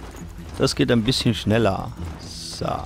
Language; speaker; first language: German; native; German